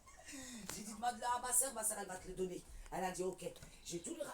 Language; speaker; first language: French; native; French